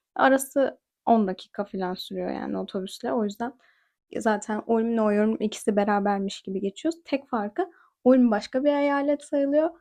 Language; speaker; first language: Turkish; native; Turkish